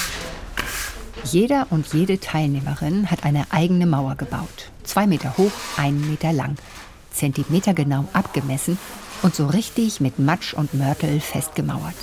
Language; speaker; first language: German; native; German